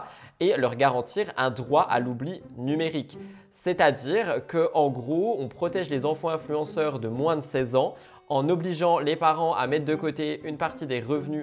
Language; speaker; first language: French; native; French